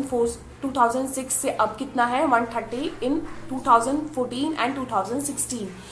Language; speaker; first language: Hindi; native; Hindi